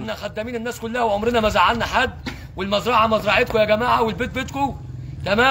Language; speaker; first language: Arabic; native; Arabic